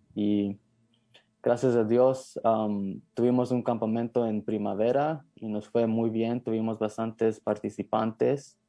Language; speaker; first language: Spanish; early bilingual, heritage; Spanish